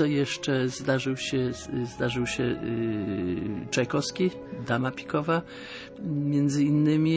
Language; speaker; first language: Polish; native; Polish